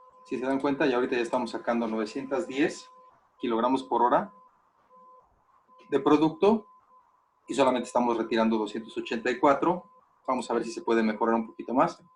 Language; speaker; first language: Spanish; native; Spanish